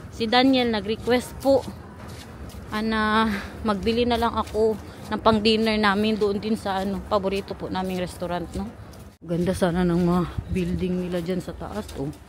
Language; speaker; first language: Filipino; non-native, local second language; Cebuano